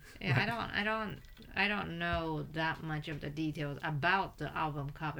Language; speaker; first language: English; non-native, fluent; Japanese